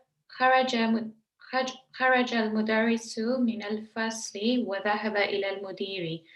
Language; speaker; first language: Arabic; non-native, learner; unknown